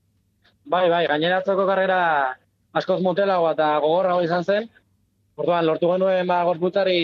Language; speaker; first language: Basque; native; Basque